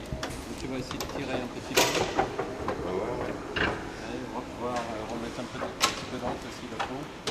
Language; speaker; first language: French; native; French